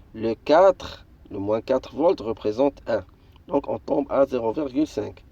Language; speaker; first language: French; non-native, local second language; Arabic